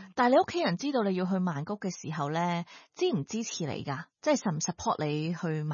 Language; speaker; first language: Cantonese; native; Cantonese